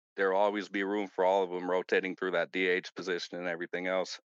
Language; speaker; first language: English; native; English